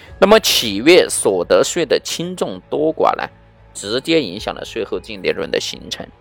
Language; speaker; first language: Chinese; native; Chinese